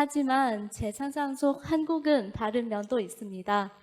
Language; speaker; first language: Korean; non-native, fluent; Vietnamese